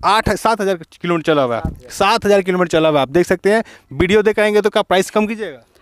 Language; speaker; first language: Hindi; native; Hindi